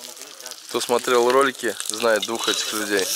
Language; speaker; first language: Russian; native; Russian